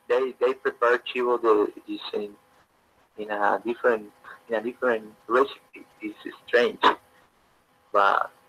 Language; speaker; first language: English; non-native, learner; Spanish